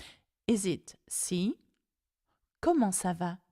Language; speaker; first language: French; non-native, fluent; English